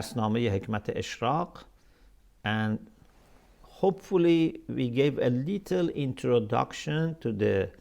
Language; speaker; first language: English; non-native, fluent; Persian